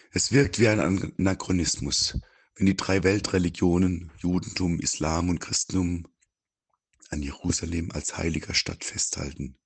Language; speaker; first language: German; native; German